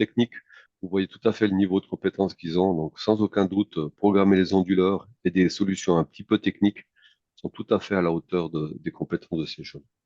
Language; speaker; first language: French; native; French